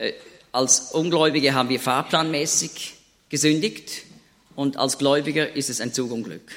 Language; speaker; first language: German; native; German